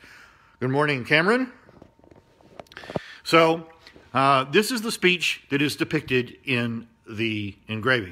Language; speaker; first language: English; native; English